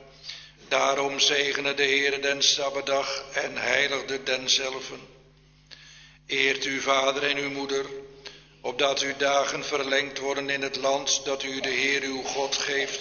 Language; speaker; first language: Dutch; native; Dutch